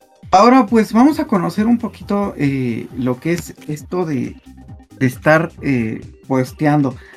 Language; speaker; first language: Spanish; native; Spanish